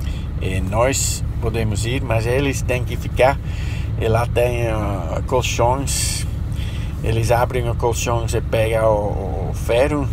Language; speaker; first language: Portuguese; non-native, fluent; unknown